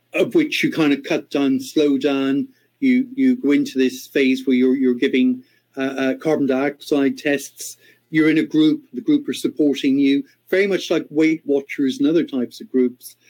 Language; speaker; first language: English; native; English